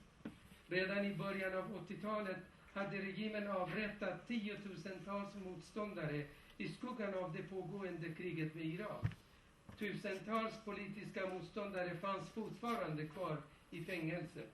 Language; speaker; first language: Swedish; non-native, fluent; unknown